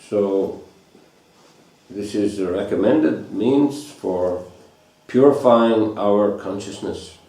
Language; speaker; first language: English; non-native, fluent; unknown